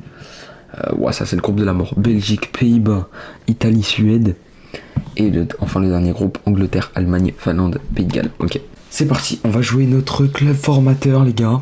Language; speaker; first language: French; native; French